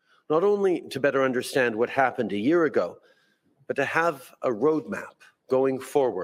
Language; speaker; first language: English; early bilingual, other home language; French